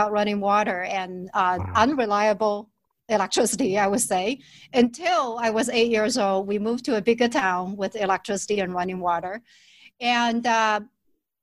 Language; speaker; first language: English; non-native, fluent; Chinese